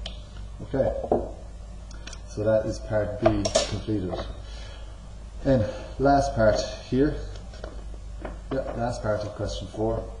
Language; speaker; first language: English; native; English